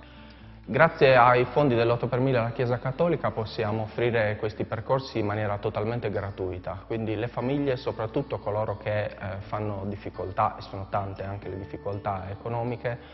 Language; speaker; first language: Italian; native; Italian